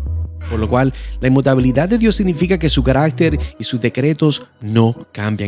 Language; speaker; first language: Spanish; native; Spanish